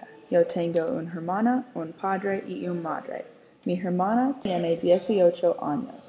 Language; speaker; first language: Spanish; non-native, learner; English